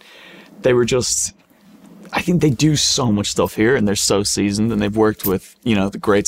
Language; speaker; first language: English; native; English